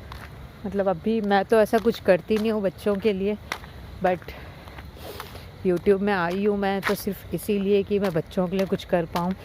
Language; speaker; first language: Hindi; native; Hindi